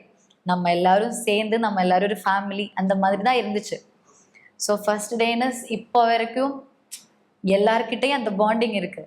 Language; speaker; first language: Tamil; non-native, learner; Malayalam